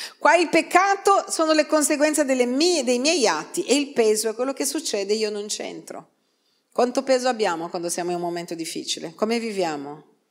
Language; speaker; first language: Italian; non-native, fluent; Portuguese